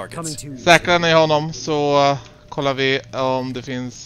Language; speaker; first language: Swedish; native; Swedish